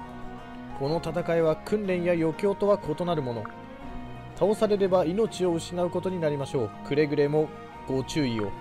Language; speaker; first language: Japanese; native; Japanese